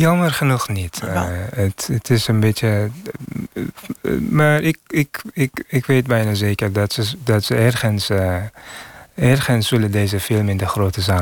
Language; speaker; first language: Dutch; non-native, fluent; Persian